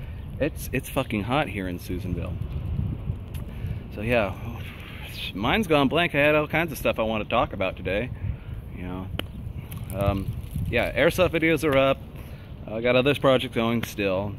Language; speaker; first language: English; native; English